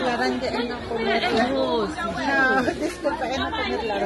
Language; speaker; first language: Portuguese; non-native, learner; Filipino